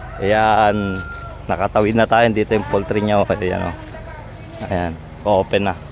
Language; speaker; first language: Filipino; non-native, local second language; Iloko